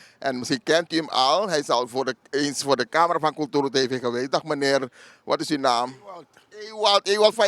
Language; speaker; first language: Dutch; native; Dutch